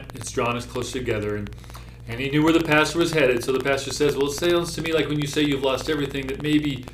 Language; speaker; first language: English; native; English